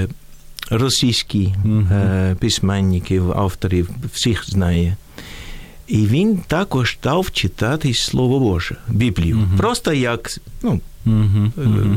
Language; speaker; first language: Ukrainian; non-native, fluent; Dutch